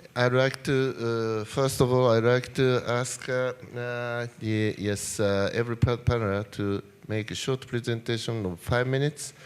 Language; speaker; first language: English; non-native, fluent; Japanese